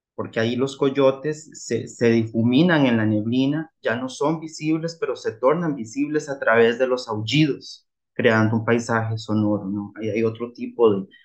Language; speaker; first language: Spanish; native; Spanish